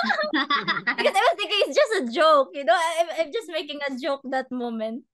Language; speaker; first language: English; non-native, learner; Cebuano